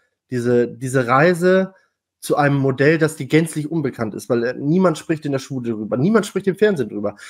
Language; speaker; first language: German; native; German